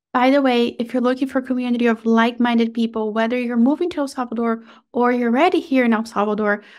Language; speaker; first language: English; non-native, fluent; Portuguese